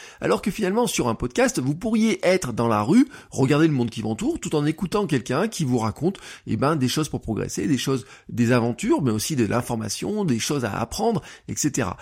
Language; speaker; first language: French; native; French